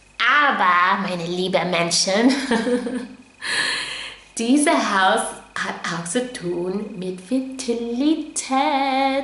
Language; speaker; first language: German; non-native, fluent; English